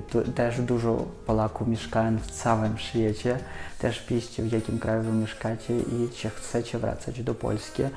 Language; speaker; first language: Polish; non-native, fluent; Russian